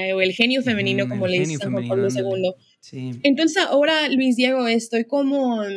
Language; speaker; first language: Spanish; early bilingual, heritage; Spanish